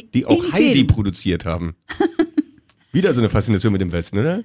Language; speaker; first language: German; native; German